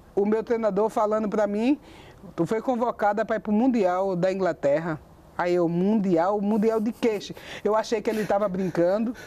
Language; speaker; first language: Portuguese; native; Portuguese